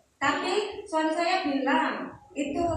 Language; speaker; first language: Indonesian; non-native, learner; Korean